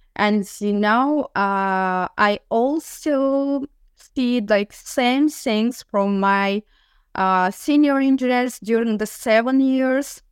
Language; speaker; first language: English; non-native, learner; Azerbaijani